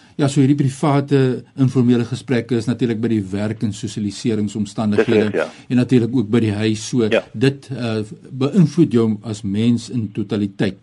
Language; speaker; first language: Afrikaans; native; Afrikaans